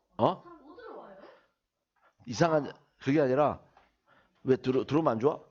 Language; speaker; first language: Korean; native; Korean